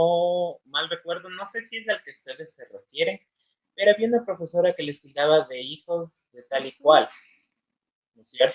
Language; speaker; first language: Spanish; native; Spanish